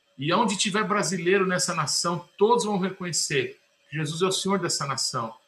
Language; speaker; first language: Portuguese; native; Portuguese